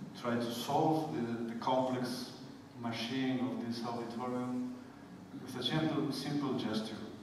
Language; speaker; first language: English; non-native, fluent; Spanish